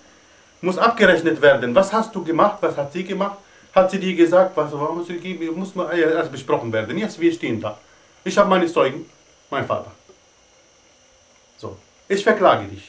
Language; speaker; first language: German; non-native, fluent; Arabic